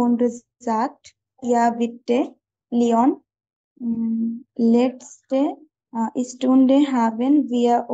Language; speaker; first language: German; non-native, learner; Bangla